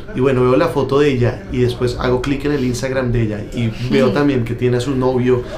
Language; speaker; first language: Spanish; native; Spanish